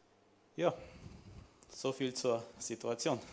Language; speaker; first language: German; non-native, fluent; Armenian